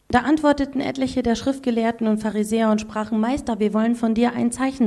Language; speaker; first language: German; native; German